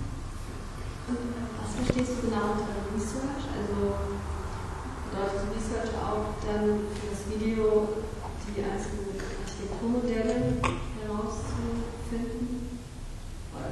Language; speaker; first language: German; native; German